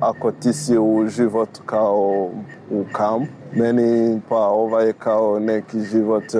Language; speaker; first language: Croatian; non-native, learner; Rundi